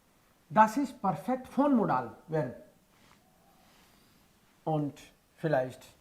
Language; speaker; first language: German; non-native, fluent; Hindi